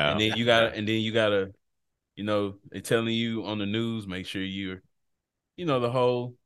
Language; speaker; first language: English; native; English